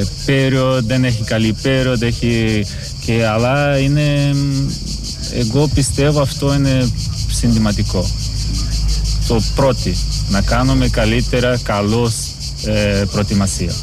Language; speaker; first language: Greek; non-native, learner; Portuguese